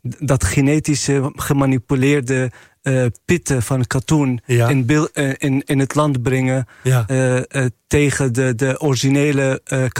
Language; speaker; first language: Dutch; non-native, fluent; Arabic